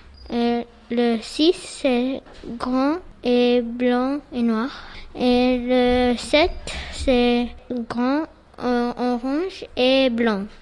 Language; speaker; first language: French; non-native, learner; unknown